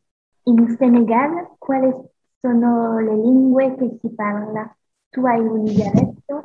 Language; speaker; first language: Italian; non-native, learner; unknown